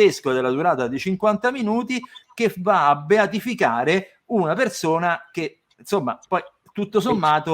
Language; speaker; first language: Italian; native; Italian